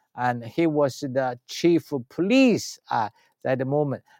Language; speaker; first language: English; non-native, learner; Chinese